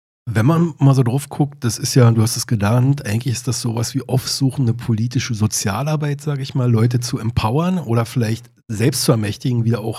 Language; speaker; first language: German; native; German